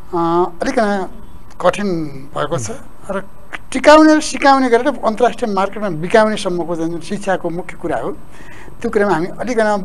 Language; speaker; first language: Nepali; native; Nepali